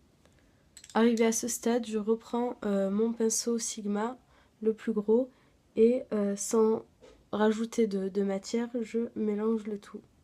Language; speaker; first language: French; native; French